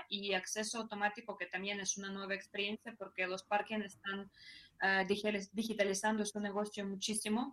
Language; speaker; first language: Spanish; non-native, fluent; Russian